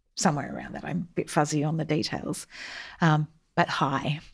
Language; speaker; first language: English; native; English